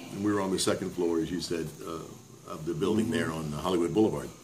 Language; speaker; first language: English; native; English